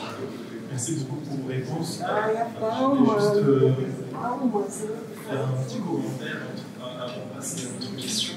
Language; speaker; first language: French; non-native, fluent; Portuguese